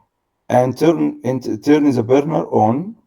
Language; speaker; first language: English; non-native, learner; Arabic